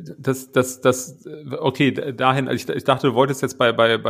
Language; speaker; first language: German; native; German